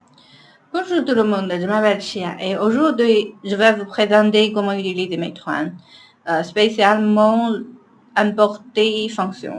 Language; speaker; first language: French; non-native, learner; Chinese